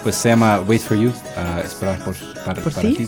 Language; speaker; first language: Spanish; early bilingual, heritage; Spanish